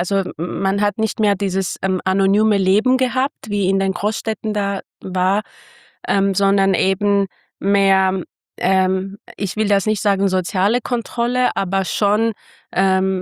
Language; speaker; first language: German; non-native, fluent; Armenian